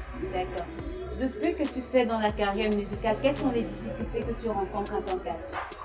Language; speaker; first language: French; native; French